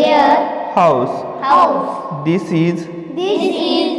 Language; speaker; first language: English; non-native, learner; Marathi